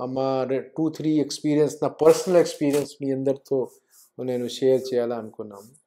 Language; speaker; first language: Telugu; non-native, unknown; Hindi